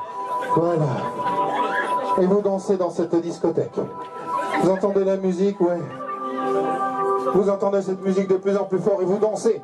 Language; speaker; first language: French; native; French